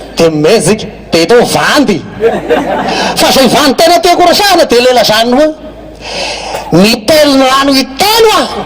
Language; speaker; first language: Malagasy; native; Malagasy